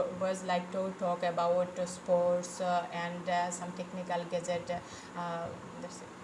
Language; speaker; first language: English; non-native, fluent; Bangla